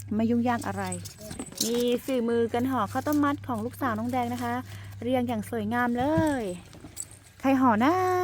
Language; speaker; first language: Thai; non-native, local second language; S'gaw Karen